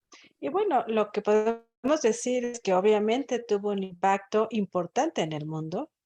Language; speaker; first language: Spanish; native; Spanish